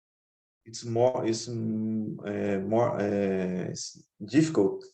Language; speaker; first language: English; non-native, learner; Portuguese